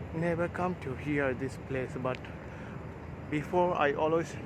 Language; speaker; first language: English; non-native, local second language; Bangla